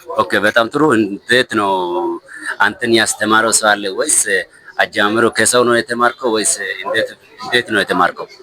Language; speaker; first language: Amharic; non-native, local second language; Wolaytta